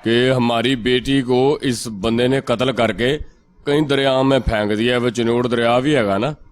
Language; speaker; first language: Urdu; non-native, local second language; Punjabi